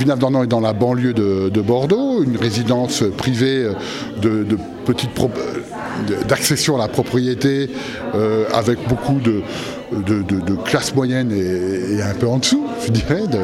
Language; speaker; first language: French; native; French